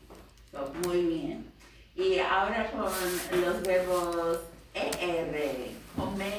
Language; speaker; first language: Spanish; non-native, fluent; English